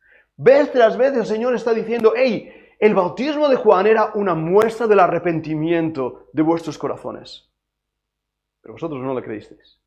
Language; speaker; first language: Spanish; native; Spanish